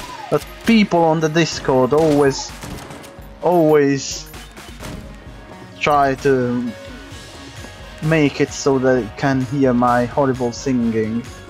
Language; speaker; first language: English; non-native, fluent; Italian